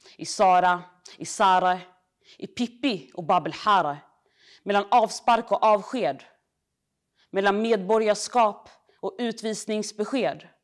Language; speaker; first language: Swedish; early bilingual, other home language; Arabic